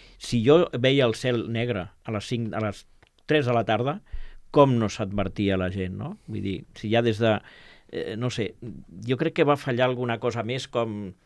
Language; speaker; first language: Catalan; native; Catalan